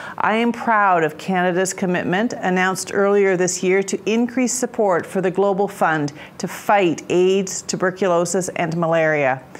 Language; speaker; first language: English; native; English